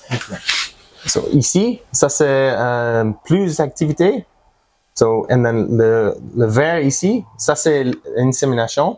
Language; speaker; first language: French; non-native, learner; English